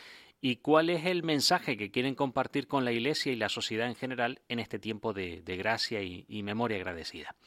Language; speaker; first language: Spanish; native; Spanish